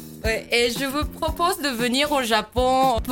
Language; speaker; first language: French; non-native, fluent; Japanese